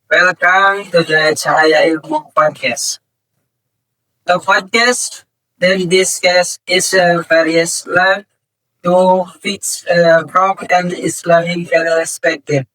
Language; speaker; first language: English; non-native, learner; Indonesian